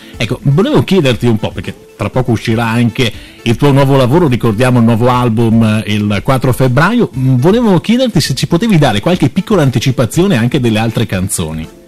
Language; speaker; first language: Italian; native; Italian